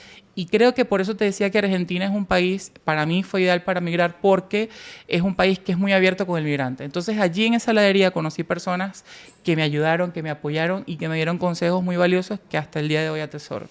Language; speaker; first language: Spanish; native; Spanish